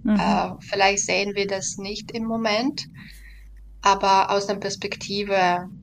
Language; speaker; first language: German; non-native, fluent; Belarusian